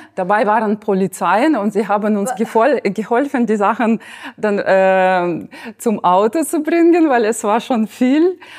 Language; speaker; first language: German; non-native, fluent; Ukrainian